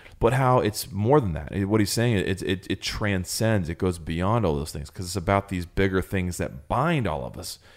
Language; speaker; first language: English; native; English